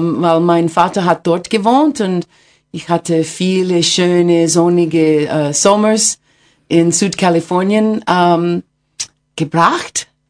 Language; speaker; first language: German; non-native, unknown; English